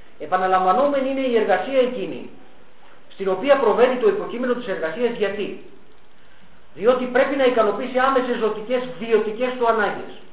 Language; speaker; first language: Greek; early bilingual, heritage; Greek